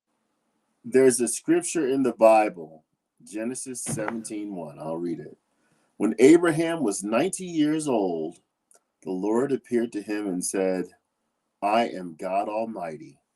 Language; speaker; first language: English; native; English